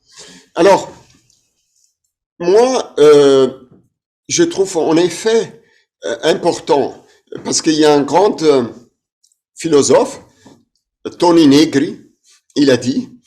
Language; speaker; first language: French; non-native, fluent; German